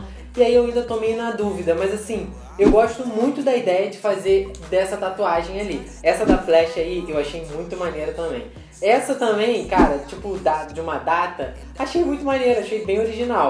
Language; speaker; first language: Portuguese; native; Portuguese